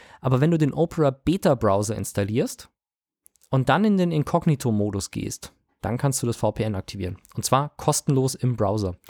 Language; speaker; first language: German; native; German